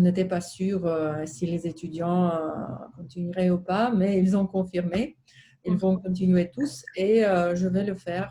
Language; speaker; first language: French; non-native, fluent; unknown